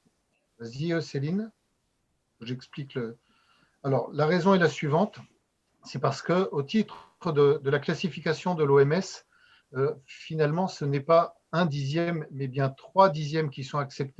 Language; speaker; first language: French; native; French